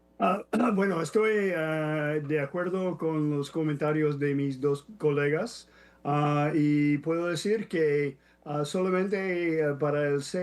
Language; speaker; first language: Spanish; non-native, fluent; English